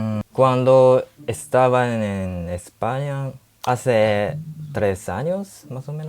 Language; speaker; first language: Spanish; non-native, learner; Japanese